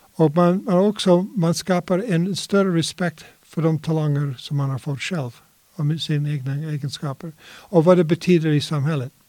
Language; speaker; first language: Swedish; non-native, fluent; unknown